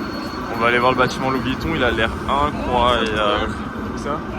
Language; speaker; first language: French; native; French